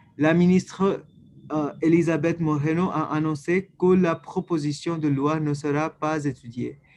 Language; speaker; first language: French; non-native, fluent; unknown